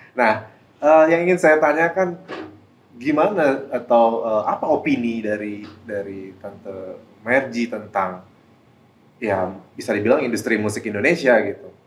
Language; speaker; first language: Indonesian; native; Indonesian